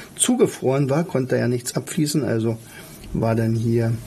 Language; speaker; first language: German; native; German